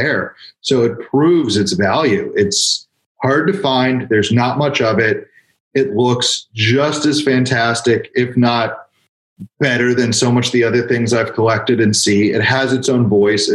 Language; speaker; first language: English; native; English